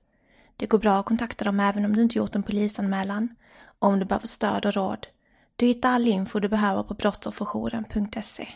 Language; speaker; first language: Swedish; native; Swedish